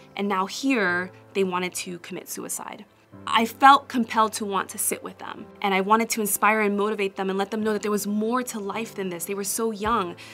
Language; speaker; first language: English; native; English